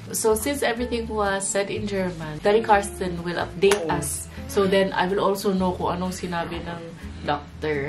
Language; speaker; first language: English; non-native, local second language; Filipino